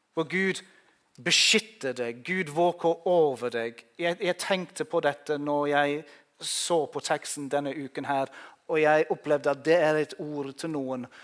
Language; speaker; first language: Norwegian; non-native, fluent; English